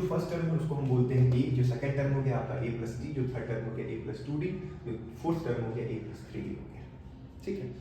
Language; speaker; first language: Hindi; native; Hindi